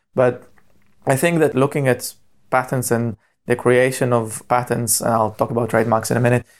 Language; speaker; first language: English; non-native, fluent; Hebrew